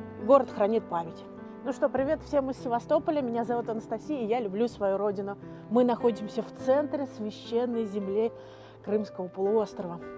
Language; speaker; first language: Russian; native; Russian